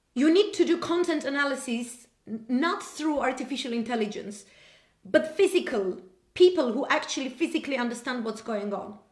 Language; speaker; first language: English; non-native, fluent; Armenian